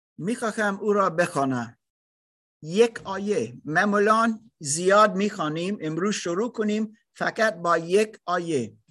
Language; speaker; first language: Persian; non-native, learner; German